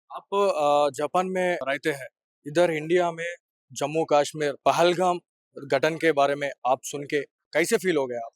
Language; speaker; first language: Hindi; non-native, local second language; Telugu